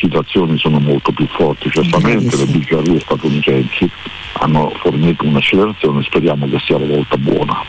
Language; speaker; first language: Italian; native; Italian